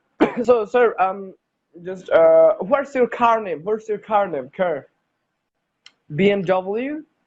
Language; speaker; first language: English; non-native, learner; Bangla